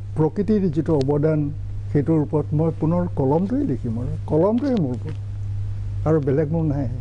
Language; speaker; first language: Assamese; non-native, local second language; Karbi